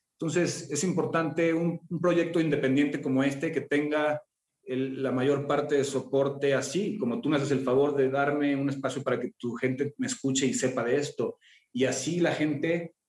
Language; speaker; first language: Spanish; native; Spanish